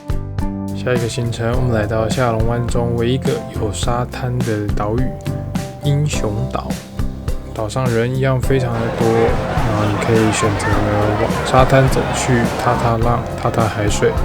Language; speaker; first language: Chinese; native; Chinese